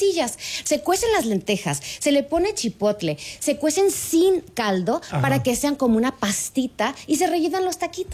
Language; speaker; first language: Spanish; native; Spanish